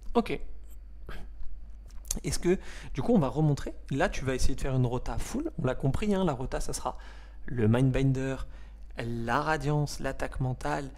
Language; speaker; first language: French; native; French